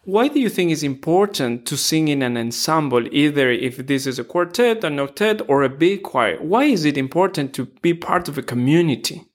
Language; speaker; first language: English; non-native, fluent; Spanish